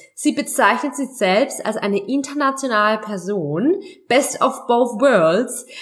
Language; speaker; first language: German; native; German